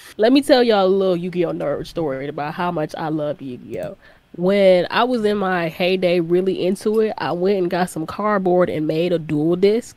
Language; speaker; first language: English; native; English